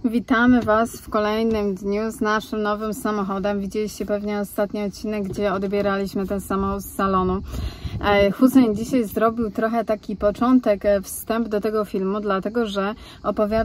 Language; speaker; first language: Polish; native; Polish